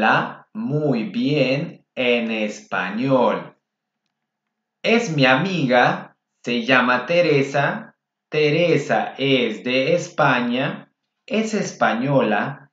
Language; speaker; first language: Spanish; non-native, fluent; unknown